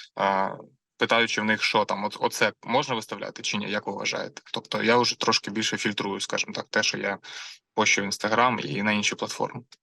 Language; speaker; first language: Ukrainian; non-native, local second language; Russian